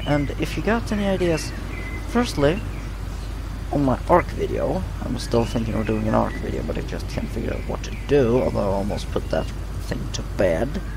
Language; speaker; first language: English; non-native, fluent; Swedish